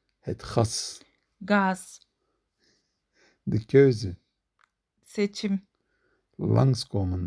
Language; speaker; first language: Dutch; non-native, learner; Turkish